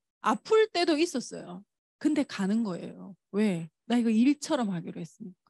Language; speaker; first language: Korean; native; Korean